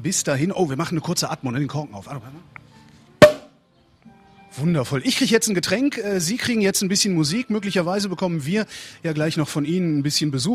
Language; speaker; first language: German; native; German